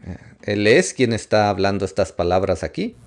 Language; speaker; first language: Spanish; native; Spanish